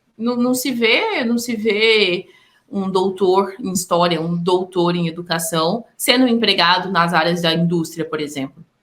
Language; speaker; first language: Portuguese; native; Portuguese